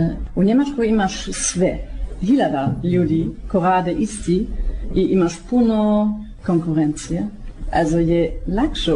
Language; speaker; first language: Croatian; non-native, learner; German